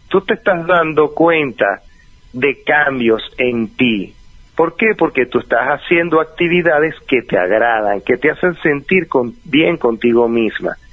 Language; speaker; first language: Spanish; native; Spanish